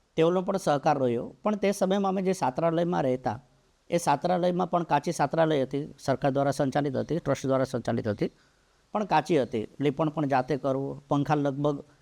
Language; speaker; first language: Gujarati; non-native, local second language; Vasavi